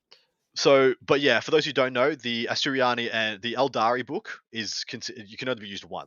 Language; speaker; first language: English; native; English